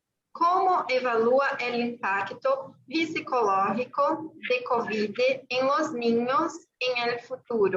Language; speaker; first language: Spanish; non-native, learner; Portuguese